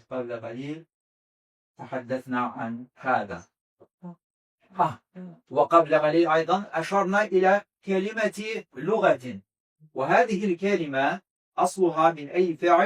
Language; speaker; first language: Arabic; non-native, fluent; Azerbaijani